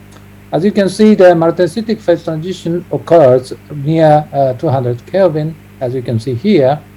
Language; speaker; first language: English; non-native, fluent; Japanese